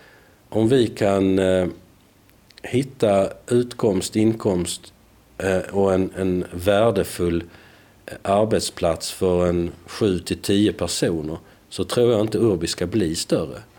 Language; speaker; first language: Swedish; native; Swedish